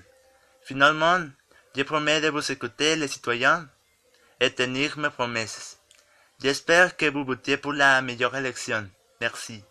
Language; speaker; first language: French; non-native, learner; Spanish